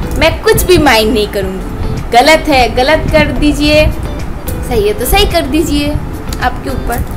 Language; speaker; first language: Hindi; non-native, local second language; Bangla